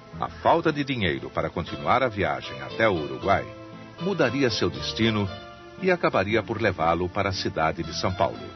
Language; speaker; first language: Portuguese; native; Portuguese